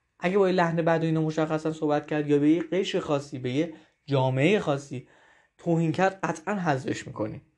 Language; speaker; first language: Persian; native; Persian